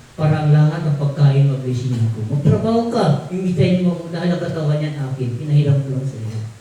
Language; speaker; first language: Filipino; non-native, local second language; Tausug